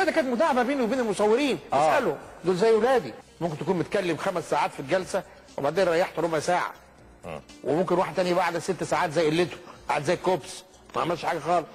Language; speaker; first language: Arabic; native; Arabic